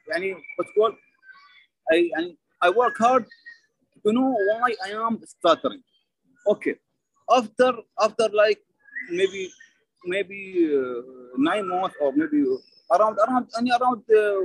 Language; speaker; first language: English; non-native, learner; Arabic